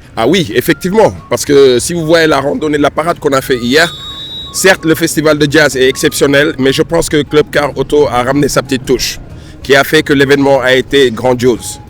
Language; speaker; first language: French; non-native, local second language; Wolof